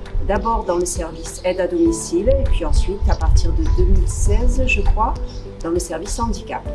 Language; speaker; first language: French; native; French